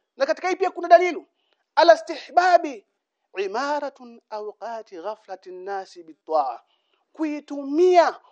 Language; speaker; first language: Swahili; native; Swahili